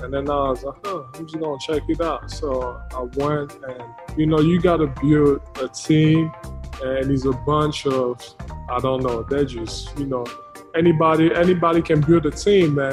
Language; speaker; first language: English; non-native, local second language; French